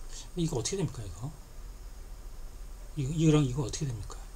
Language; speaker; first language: Korean; native; Korean